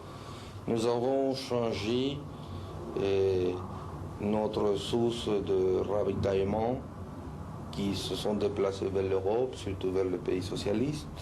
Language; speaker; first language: French; non-native, fluent; Spanish